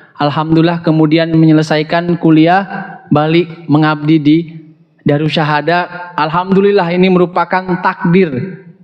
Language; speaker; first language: Indonesian; native; Indonesian